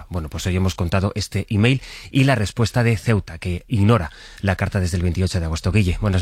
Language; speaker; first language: Spanish; native; Spanish